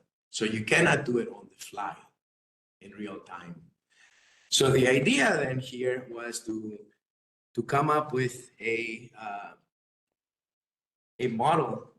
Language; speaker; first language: English; non-native, fluent; Greek